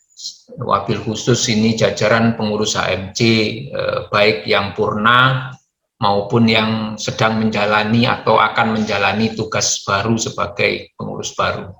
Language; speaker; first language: Malay; native; Malay